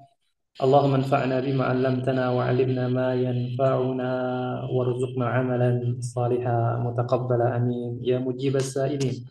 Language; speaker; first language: Arabic; non-native, fluent; Indonesian